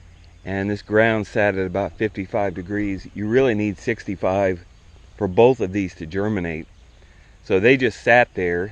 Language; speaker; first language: English; native; English